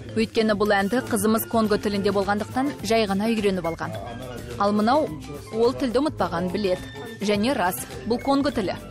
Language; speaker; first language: Kazakh; non-native, local second language; Russian